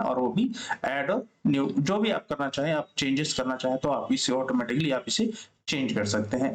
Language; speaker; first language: Hindi; native; Hindi